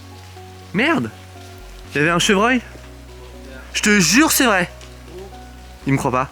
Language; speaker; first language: French; native; French